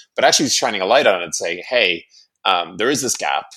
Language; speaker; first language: English; native; English